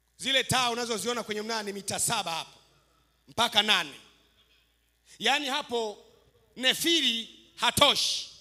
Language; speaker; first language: Swahili; native; Swahili